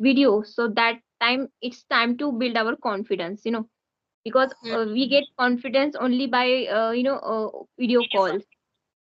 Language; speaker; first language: English; non-native, learner; Hindi